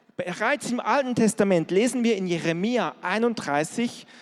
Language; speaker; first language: German; native; German